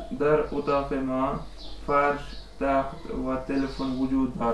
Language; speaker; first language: Persian; non-native, learner; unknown